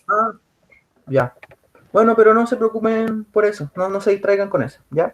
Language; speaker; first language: Spanish; native; Spanish